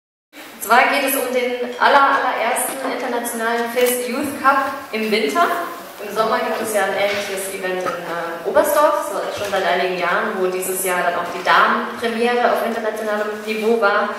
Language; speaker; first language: German; native; German